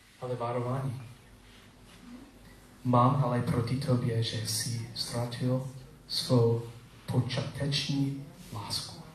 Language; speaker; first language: Czech; non-native, learner; English